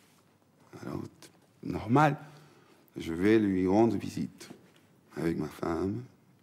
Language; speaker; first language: French; non-native, fluent; Spanish